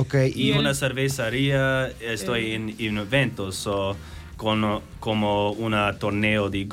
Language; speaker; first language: Spanish; non-native, learner; English